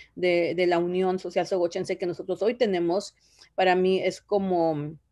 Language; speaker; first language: Spanish; early bilingual, other home language; Zapotec